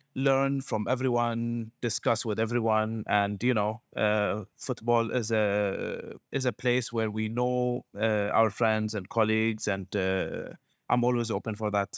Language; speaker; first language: English; non-native, fluent; Arabic